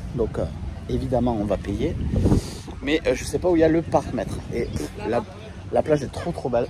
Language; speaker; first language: French; native; French